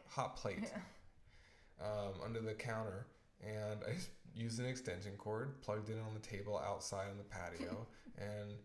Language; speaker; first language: English; native; English